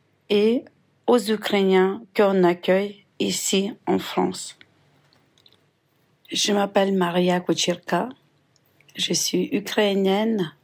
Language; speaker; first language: French; non-native, fluent; Ukrainian